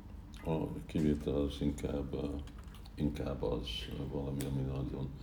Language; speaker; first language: Hungarian; early bilingual, heritage; Hungarian